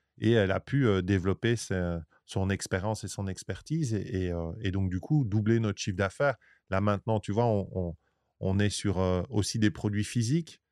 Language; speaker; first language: French; native; French